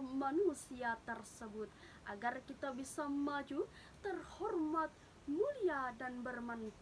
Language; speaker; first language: Indonesian; native; Indonesian